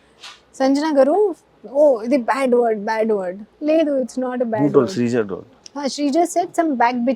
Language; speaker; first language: Telugu; non-native, learner; Hindi